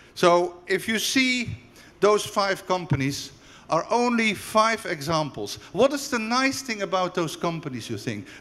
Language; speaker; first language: English; non-native, fluent; Dutch